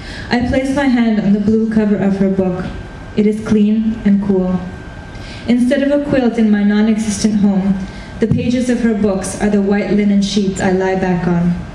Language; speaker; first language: English; early bilingual, other home language; Hungarian